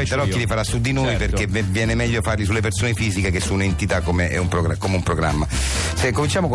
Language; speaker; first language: Italian; native; Italian